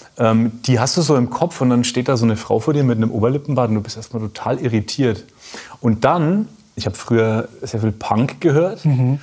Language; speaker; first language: German; native; German